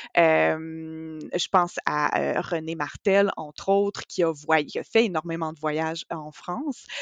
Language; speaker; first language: French; native; French